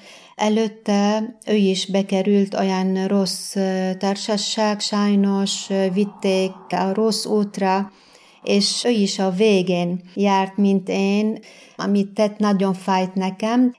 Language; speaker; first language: Hungarian; non-native, fluent; Arabic